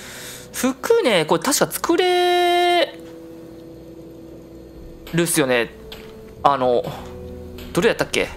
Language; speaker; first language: Japanese; native; Japanese